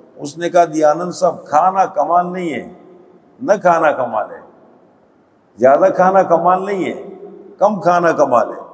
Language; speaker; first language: Urdu; non-native, local second language; Pashto